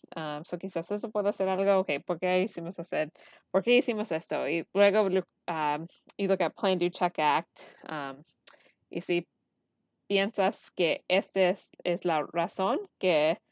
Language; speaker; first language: Spanish; early bilingual, heritage; Spanish